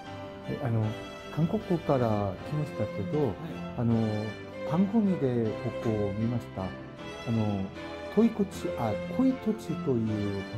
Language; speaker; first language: Japanese; non-native, learner; Korean